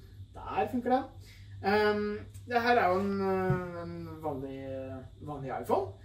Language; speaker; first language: Norwegian; native; Norwegian